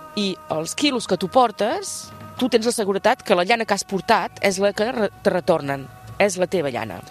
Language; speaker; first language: Catalan; non-native, local second language; French